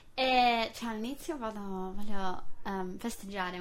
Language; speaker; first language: Italian; non-native, fluent; English